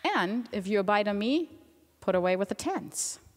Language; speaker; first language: English; non-native, fluent; German